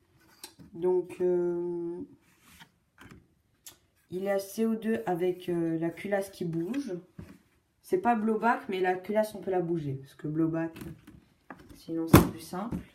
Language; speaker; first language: French; native; French